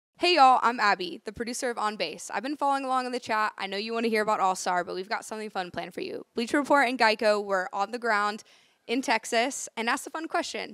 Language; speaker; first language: English; native; English